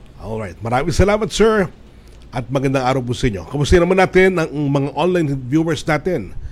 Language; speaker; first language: Filipino; native; Filipino